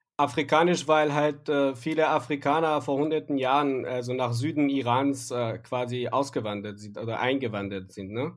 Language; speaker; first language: German; non-native, fluent; Persian